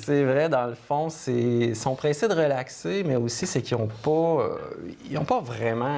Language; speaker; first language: French; native; French